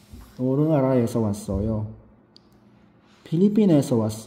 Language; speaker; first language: Korean; non-native, fluent; Filipino